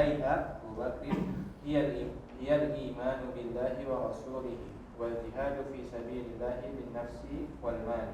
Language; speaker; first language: Arabic; non-native, learner; Indonesian